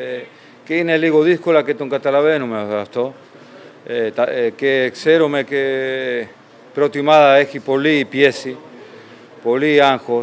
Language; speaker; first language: Greek; non-native, fluent; Spanish